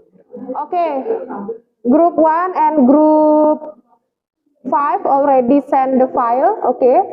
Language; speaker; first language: English; non-native, fluent; Indonesian